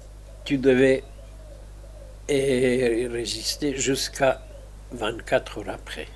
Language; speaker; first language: French; non-native, fluent; Spanish